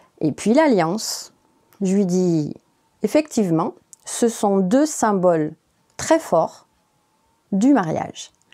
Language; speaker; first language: French; native; French